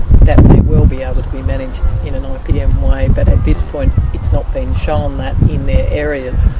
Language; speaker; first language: English; native; English